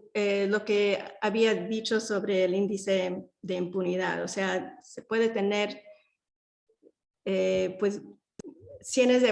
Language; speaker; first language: Spanish; early bilingual, heritage; Spanish